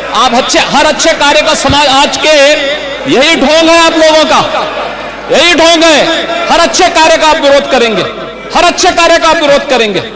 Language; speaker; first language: Hindi; native; Hindi